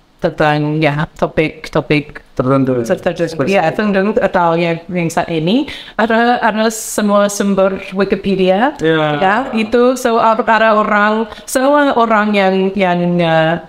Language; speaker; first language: Indonesian; non-native, learner; English